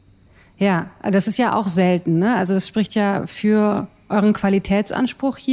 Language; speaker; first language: German; native; German